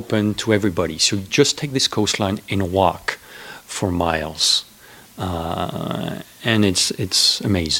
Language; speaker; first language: English; non-native, fluent; French